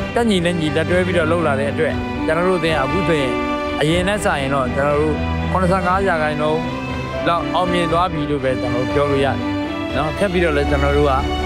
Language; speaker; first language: Burmese; non-native, local second language; Tamil